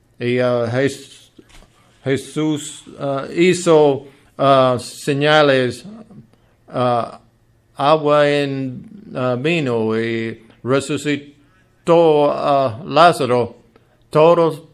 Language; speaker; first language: Spanish; non-native, learner; English